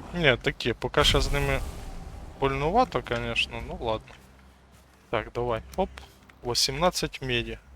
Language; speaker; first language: Ukrainian; non-native, local second language; Russian